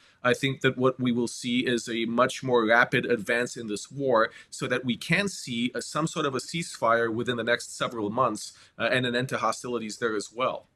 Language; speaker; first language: English; native; English